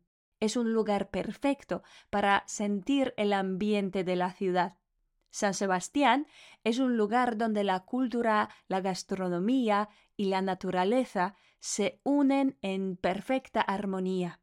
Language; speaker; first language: Spanish; non-native, fluent; Polish